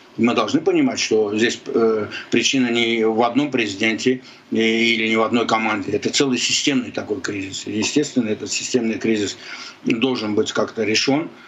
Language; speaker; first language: Russian; non-native, local second language; Azerbaijani